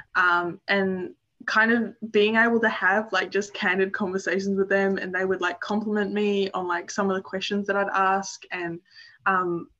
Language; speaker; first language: English; native; English